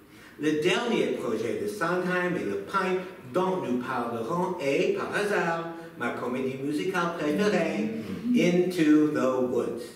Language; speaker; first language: French; non-native, fluent; English